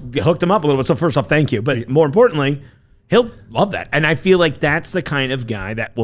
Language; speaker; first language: English; native; English